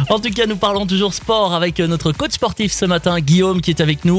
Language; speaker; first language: French; native; French